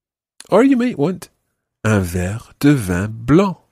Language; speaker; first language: French; non-native, fluent; English